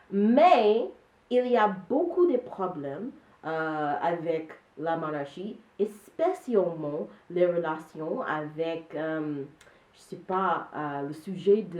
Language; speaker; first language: French; non-native, learner; English